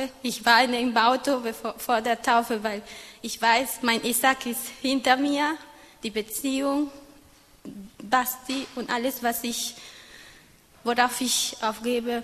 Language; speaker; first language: German; non-native, fluent; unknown